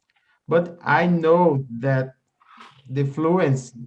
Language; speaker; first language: English; non-native, learner; Portuguese